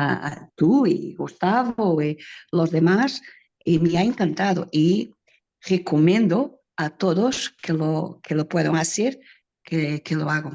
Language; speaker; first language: Spanish; non-native, learner; Portuguese